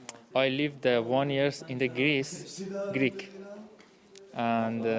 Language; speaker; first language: English; non-native, learner; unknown